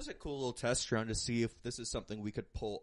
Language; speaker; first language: English; native; English